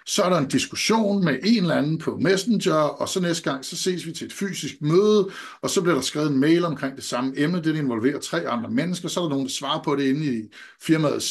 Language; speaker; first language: Danish; native; Danish